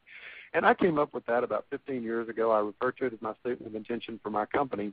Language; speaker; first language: English; native; English